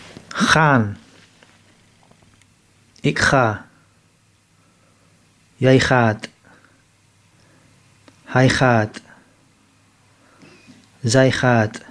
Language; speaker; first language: Dutch; non-native, fluent; Indonesian